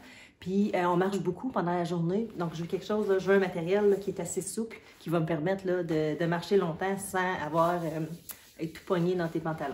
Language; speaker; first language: French; native; French